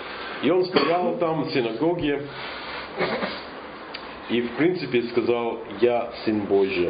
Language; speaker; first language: Russian; non-native, fluent; English